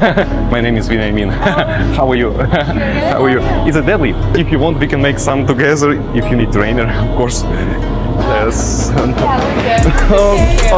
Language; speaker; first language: English; non-native, learner; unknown